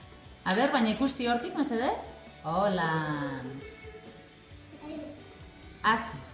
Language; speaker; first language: Basque; native; Basque